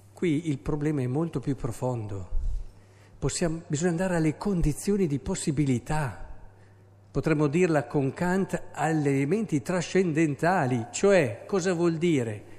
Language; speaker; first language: Italian; native; Italian